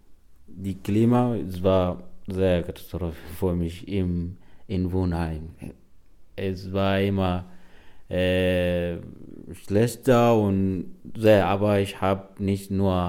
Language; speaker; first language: German; non-native, learner; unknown